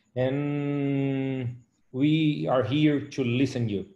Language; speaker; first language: English; non-native, learner; Portuguese